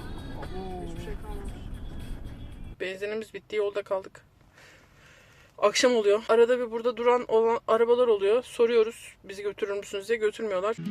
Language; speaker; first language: Turkish; native; Turkish